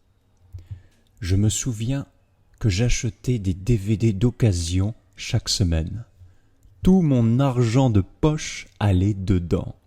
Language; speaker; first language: French; native; French